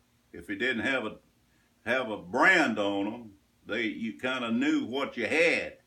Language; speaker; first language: English; native; English